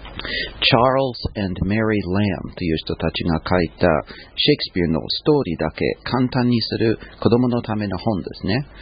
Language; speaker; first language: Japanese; non-native, fluent; English